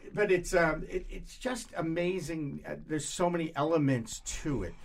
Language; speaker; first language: English; native; English